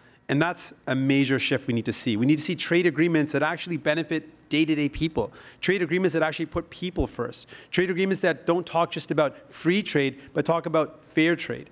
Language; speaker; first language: English; native; English